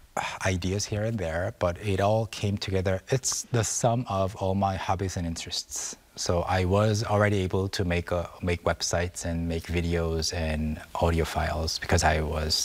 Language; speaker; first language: English; non-native, fluent; Korean